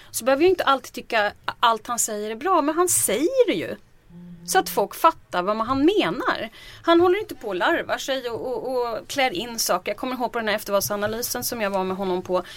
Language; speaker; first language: Swedish; native; Swedish